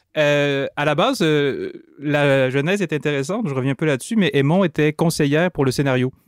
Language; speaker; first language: French; native; French